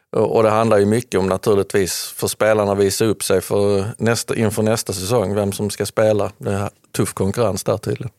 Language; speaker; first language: Swedish; native; Swedish